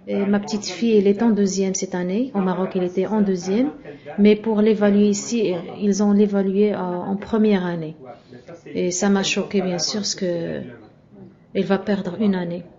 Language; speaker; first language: French; non-native, local second language; Arabic